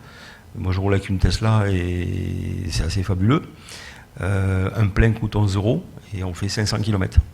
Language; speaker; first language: French; native; French